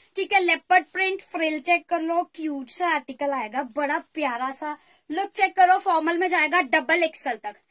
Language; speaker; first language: Hindi; native; Hindi